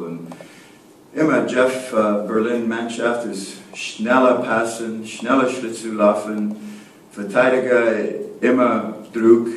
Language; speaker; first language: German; non-native, learner; English